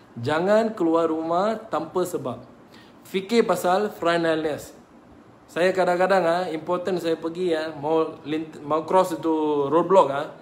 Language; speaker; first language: Malay; non-native, local second language; Tamil